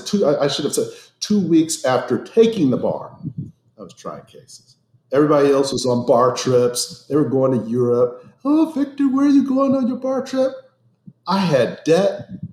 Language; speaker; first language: English; native; English